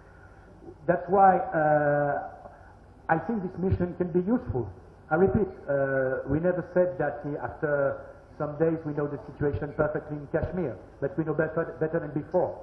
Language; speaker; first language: English; non-native, learner; French